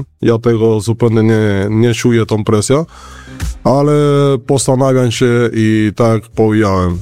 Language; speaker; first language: Polish; non-native, learner; Spanish